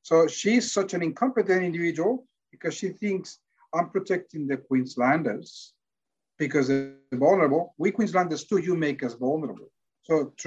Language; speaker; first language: English; non-native, fluent; Spanish